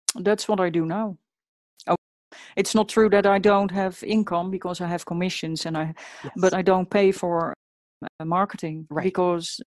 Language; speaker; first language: English; non-native, fluent; Dutch